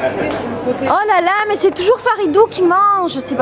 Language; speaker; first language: French; native; French